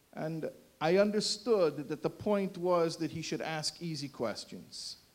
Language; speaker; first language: English; native; English